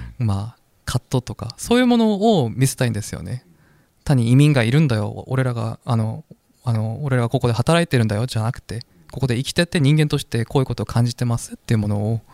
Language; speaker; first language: Japanese; non-native, fluent; Korean